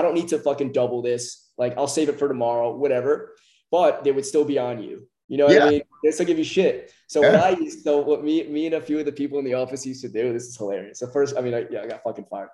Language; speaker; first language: English; native; English